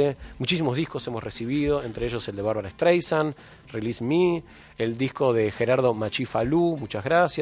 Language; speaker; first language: Spanish; native; Spanish